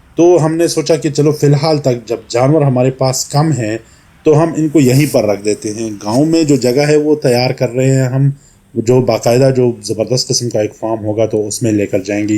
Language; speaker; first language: Urdu; non-native, local second language; Pashto